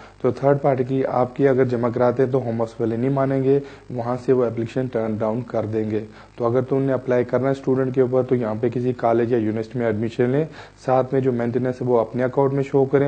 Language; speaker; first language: Urdu; native; Urdu